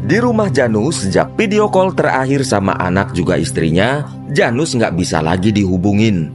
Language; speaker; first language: Indonesian; native; Indonesian